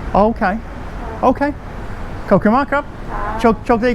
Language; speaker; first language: Thai; non-native, learner; English